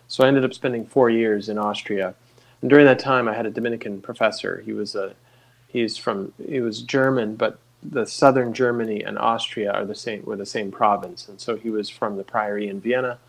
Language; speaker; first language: English; native; English